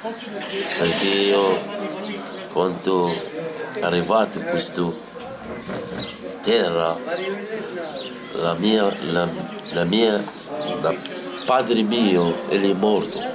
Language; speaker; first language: Italian; non-native, learner; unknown